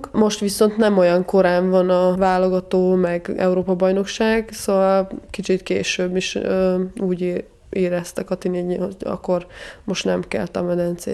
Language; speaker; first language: Hungarian; non-native, fluent; Serbian